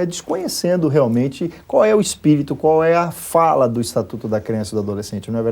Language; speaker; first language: Portuguese; native; Portuguese